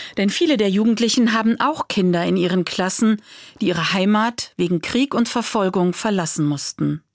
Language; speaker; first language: German; native; German